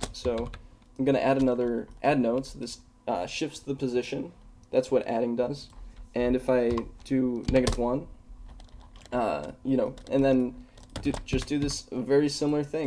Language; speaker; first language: English; native; English